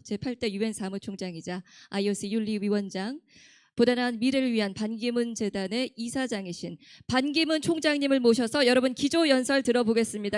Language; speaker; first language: Korean; native; Korean